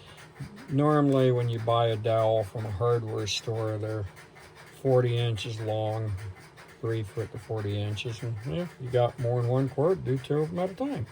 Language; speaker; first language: English; native; English